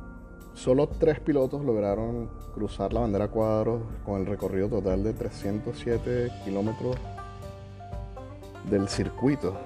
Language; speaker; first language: Spanish; native; Spanish